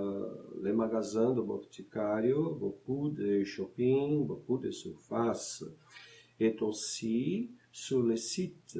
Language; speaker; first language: French; non-native, learner; Portuguese